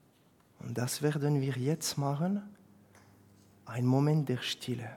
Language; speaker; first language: German; non-native, fluent; French